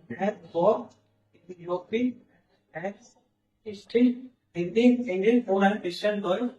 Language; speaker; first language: German; non-native, learner; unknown